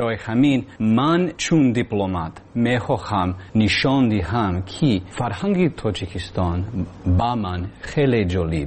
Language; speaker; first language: Persian; non-native, learner; English